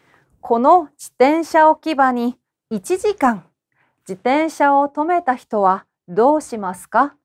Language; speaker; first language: Japanese; non-native, fluent; Korean